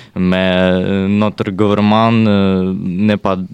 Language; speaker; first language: French; non-native, learner; Ukrainian